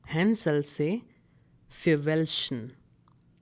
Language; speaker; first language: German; non-native, fluent; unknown